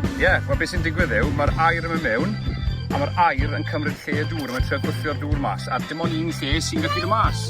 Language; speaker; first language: Welsh; native; Welsh